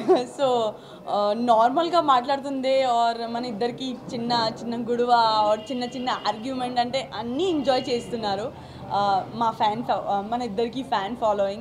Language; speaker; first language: Telugu; non-native, learner; Gujarati